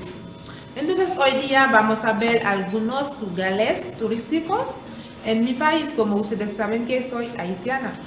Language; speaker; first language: Spanish; non-native, fluent; Haitian Creole